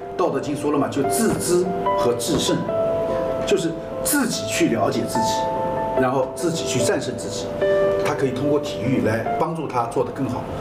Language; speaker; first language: Chinese; native; Chinese